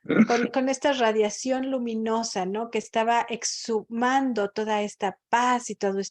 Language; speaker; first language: Spanish; native; Spanish